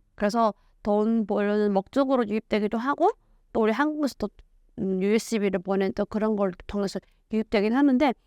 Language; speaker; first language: Korean; native; Korean